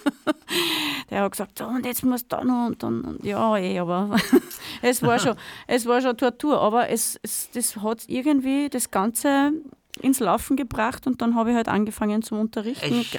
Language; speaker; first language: German; native; German